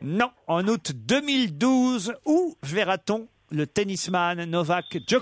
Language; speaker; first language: French; native; French